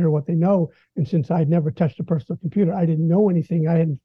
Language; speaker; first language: English; native; English